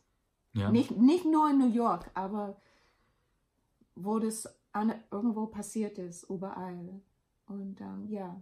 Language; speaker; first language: German; non-native, learner; English